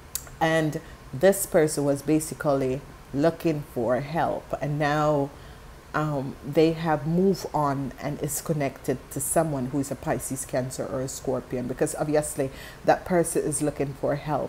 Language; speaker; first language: English; non-native, fluent; Dutch